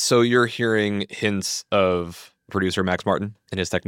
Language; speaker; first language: English; native; English